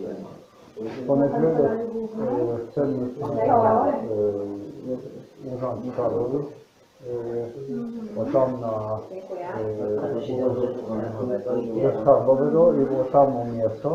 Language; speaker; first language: Polish; non-native, learner; Slovenian